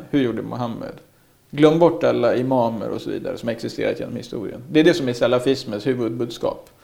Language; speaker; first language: Swedish; native; Swedish